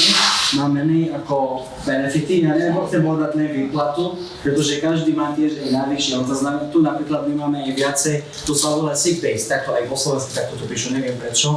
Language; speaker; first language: Slovak; non-native, fluent; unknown